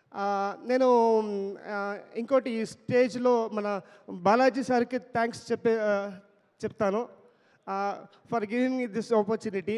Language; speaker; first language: Telugu; non-native, learner; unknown